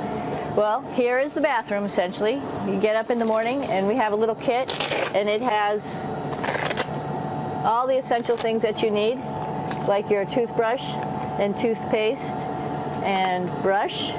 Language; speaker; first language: English; native; English